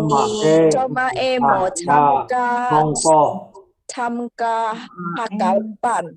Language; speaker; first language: Chinese; non-native, learner; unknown